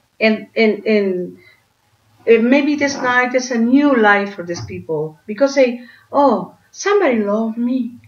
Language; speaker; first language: English; non-native, learner; Spanish